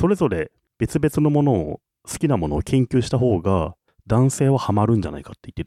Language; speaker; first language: Japanese; native; Japanese